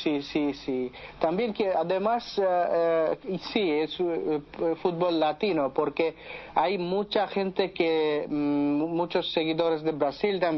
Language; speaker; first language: Spanish; non-native, fluent; Bangla